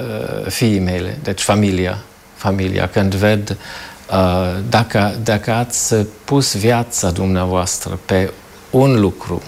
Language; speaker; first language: Romanian; non-native, fluent; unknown